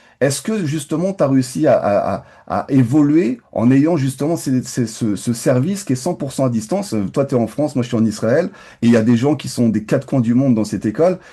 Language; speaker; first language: French; native; French